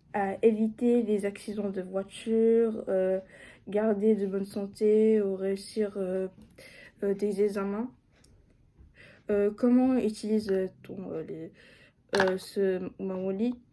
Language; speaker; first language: French; non-native, fluent; Japanese